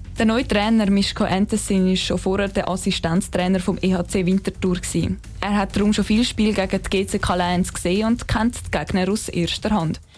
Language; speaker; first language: German; native; German